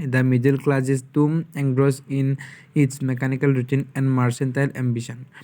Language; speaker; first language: English; non-native, local second language; Assamese